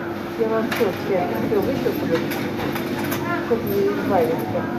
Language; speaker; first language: Russian; native; Russian